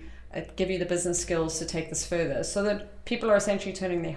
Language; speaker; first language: English; native; English